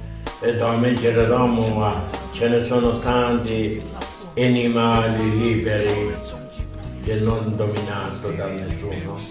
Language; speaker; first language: Italian; non-native, fluent; Tibetan